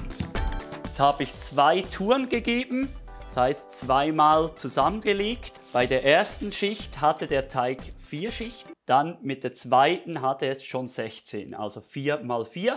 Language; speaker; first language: German; native; German